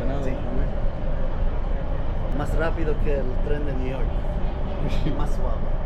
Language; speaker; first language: Spanish; non-native, fluent; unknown